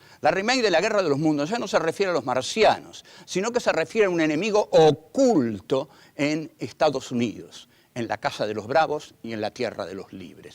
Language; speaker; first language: Spanish; native; Spanish